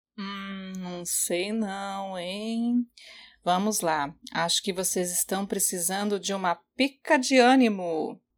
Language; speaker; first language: Portuguese; native; Portuguese